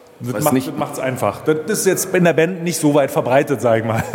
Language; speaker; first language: German; native; German